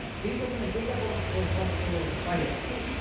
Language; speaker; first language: Spanish; native; Spanish